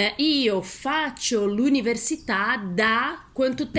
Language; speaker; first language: Italian; non-native, fluent; Portuguese